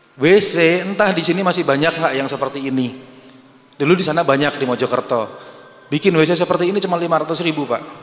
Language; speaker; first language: Indonesian; native; Indonesian